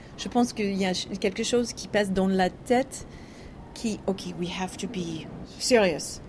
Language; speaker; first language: French; non-native, learner; English